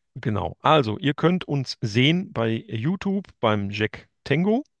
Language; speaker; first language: German; native; German